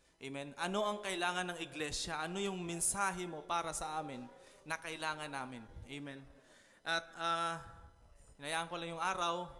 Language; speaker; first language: Filipino; non-native, local second language; Cebuano